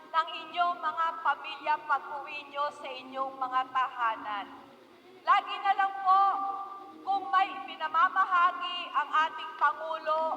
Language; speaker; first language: Filipino; native; Filipino